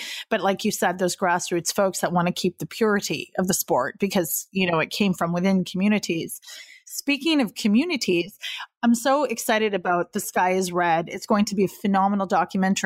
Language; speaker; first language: English; native; English